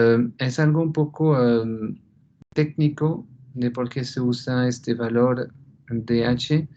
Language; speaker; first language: Spanish; non-native, fluent; French